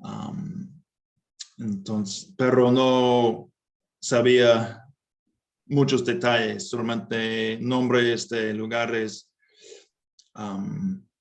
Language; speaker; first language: Spanish; non-native, fluent; English